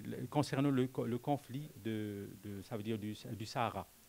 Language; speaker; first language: French; non-native, local second language; Arabic